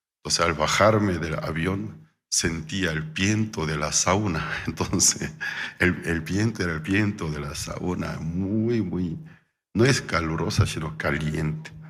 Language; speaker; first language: Spanish; non-native, fluent; Korean